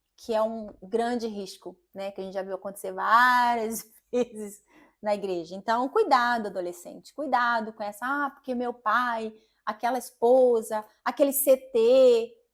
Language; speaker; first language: Portuguese; native; Portuguese